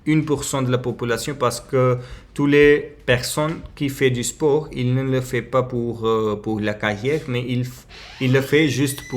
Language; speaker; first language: French; non-native, learner; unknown